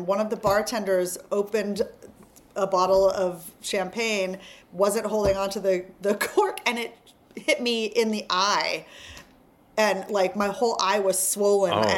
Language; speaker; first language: English; native; English